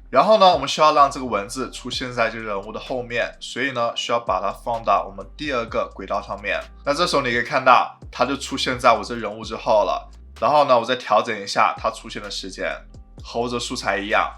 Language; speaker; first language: Chinese; native; Chinese